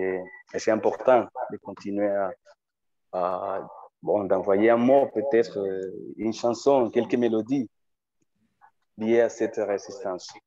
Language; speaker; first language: French; non-native, learner; Spanish